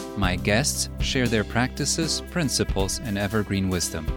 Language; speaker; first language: English; early bilingual, other home language; Polish